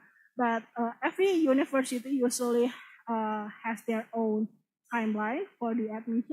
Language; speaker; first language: English; non-native, fluent; Indonesian